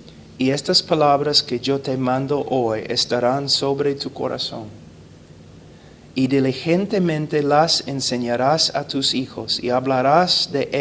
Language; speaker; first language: Spanish; non-native, fluent; English